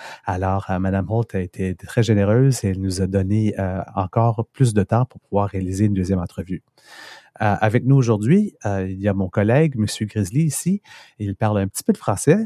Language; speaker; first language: French; native; French